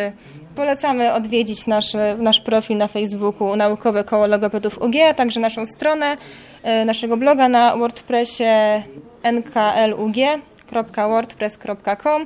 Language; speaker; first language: Polish; native; Polish